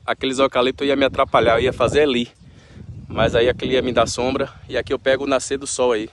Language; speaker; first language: Portuguese; native; Portuguese